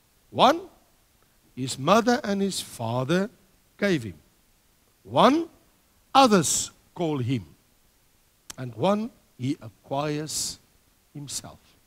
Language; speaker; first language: English; non-native, local second language; Afrikaans